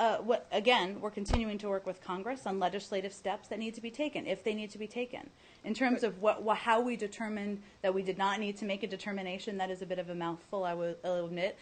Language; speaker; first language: English; native; English